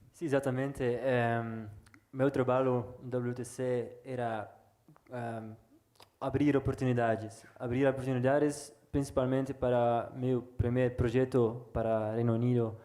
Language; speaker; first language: Portuguese; non-native, fluent; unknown